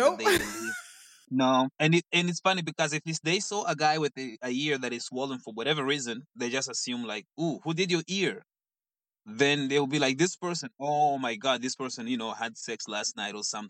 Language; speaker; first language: English; non-native, fluent; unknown